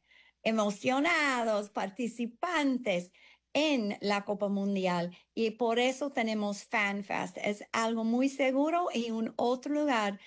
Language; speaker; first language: Spanish; non-native, fluent; English